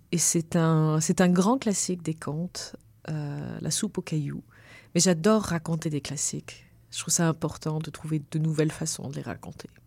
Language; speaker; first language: French; native; French